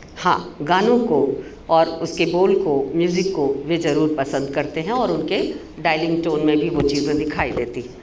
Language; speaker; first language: Hindi; native; Hindi